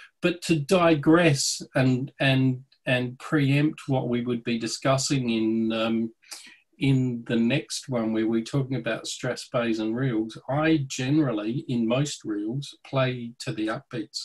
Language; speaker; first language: English; native; English